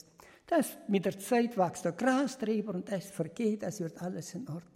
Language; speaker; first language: German; early bilingual, heritage; German